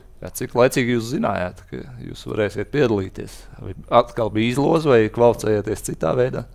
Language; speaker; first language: Latvian; native; Latvian